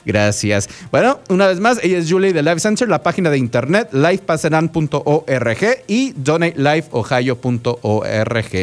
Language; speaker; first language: Spanish; native; Spanish